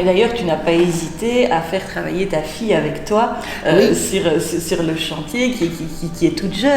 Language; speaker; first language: French; native; French